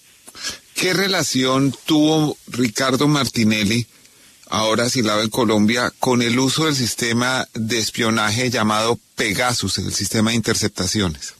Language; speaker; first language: Spanish; native; Spanish